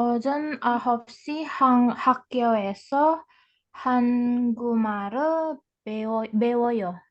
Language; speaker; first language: Korean; non-native, learner; Indonesian